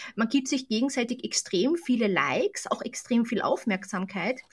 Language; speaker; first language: German; native; German